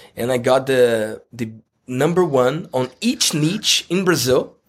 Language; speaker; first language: English; non-native, fluent; Portuguese